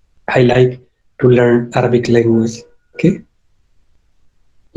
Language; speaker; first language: English; non-native, local second language; Urdu